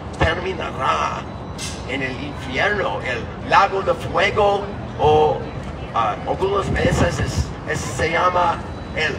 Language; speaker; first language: Spanish; non-native, learner; English